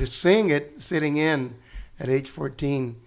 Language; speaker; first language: English; early bilingual, other home language; Spanish